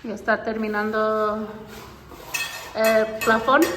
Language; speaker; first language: Spanish; non-native, learner; English